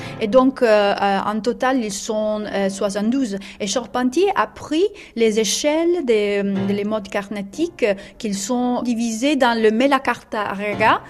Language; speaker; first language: French; non-native, learner; Italian